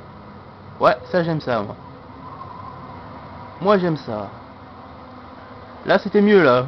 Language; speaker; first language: French; native; French